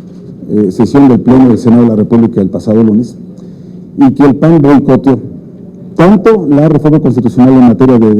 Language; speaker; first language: Spanish; native; Spanish